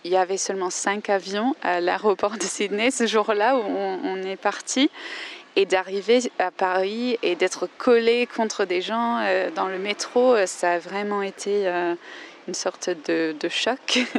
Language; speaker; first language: French; non-native, fluent; English